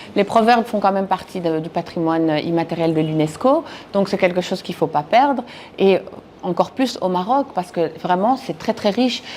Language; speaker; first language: French; native; French